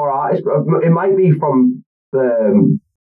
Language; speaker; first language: English; native; English